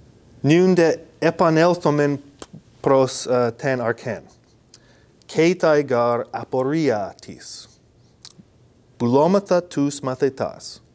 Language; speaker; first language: Greek; non-native, fluent; English